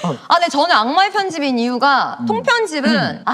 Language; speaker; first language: Korean; native; Korean